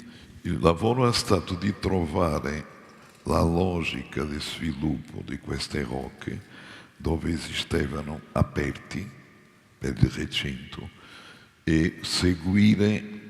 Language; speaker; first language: Italian; non-native, fluent; Portuguese